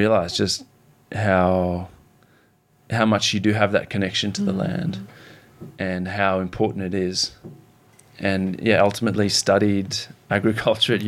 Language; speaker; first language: English; native; English